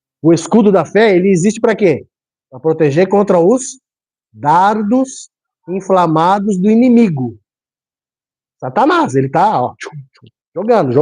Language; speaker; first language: Portuguese; native; Portuguese